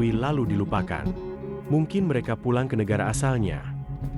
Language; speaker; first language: Indonesian; native; Indonesian